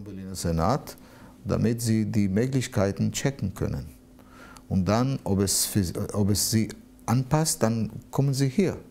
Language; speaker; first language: German; non-native, fluent; Hebrew